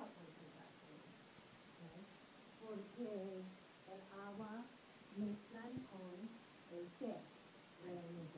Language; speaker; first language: Spanish; non-native, fluent; English